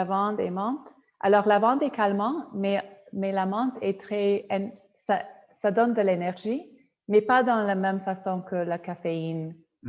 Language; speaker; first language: French; non-native, fluent; Polish